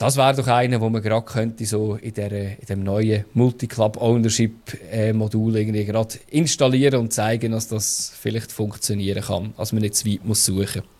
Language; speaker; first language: German; native; German